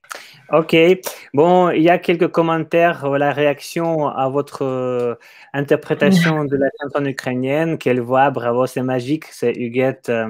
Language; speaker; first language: French; non-native, fluent; Ukrainian